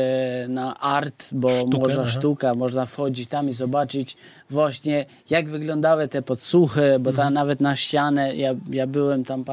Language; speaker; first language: Polish; non-native, fluent; Albanian